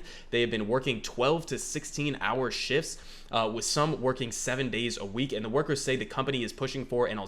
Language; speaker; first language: English; native; English